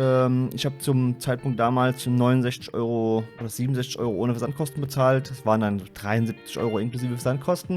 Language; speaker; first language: German; native; German